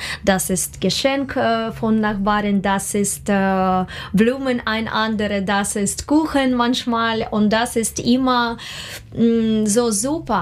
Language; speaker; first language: German; non-native, learner; Russian